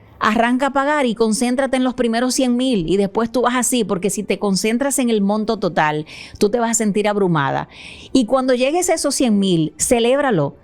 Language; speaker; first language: Spanish; native; Spanish